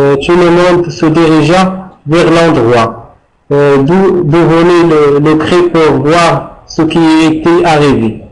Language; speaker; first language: French; non-native, learner; Arabic